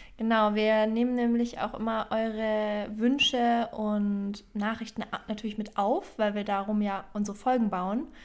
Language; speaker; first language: German; native; German